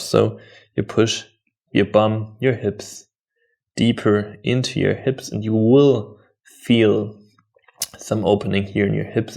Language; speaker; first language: English; non-native, fluent; German